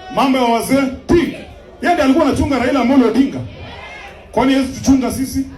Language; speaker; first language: Swahili; native; Swahili